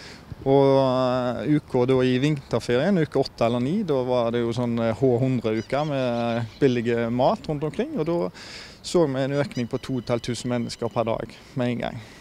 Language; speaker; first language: Norwegian; native; Norwegian